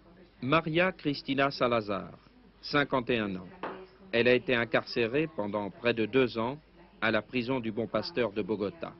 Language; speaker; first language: French; native; French